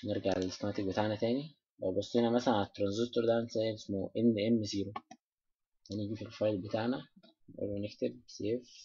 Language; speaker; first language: Arabic; native; Arabic